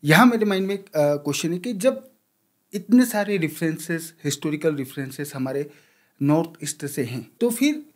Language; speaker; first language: Hindi; native; Hindi